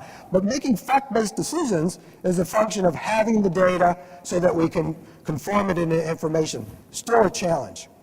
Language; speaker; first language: English; native; English